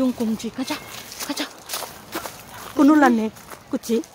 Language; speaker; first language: Korean; non-native, learner; Filipino